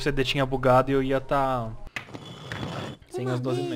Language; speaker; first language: Portuguese; native; Portuguese